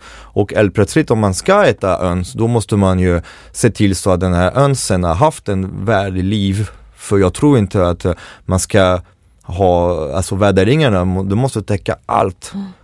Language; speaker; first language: Swedish; non-native, fluent; French